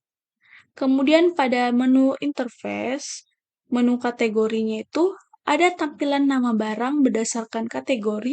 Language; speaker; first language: Indonesian; native; Indonesian